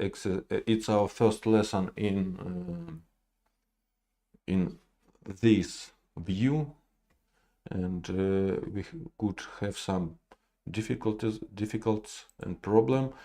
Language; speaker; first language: English; non-native, learner; Russian